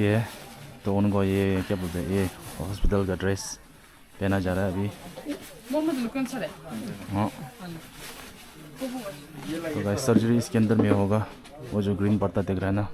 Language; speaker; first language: Hindi; non-native, fluent; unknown